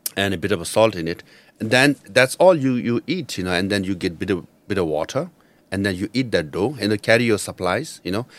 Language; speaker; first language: English; non-native, local second language; Nepali